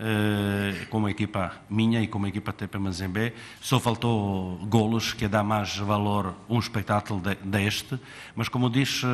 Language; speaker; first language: Portuguese; non-native, fluent; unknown